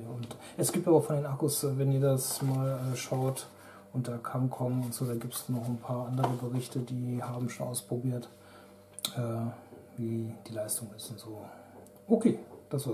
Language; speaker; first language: German; native; German